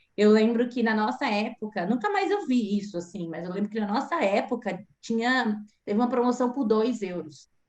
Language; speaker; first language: Portuguese; native; Portuguese